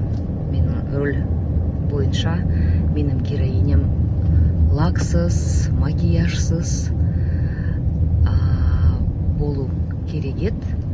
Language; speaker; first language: Kazakh; non-native, local second language; Russian